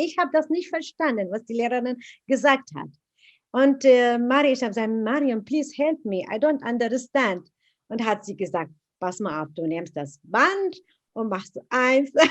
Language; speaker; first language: German; non-native, fluent; Arabic